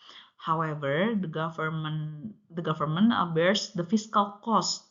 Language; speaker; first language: English; non-native, local second language; Indonesian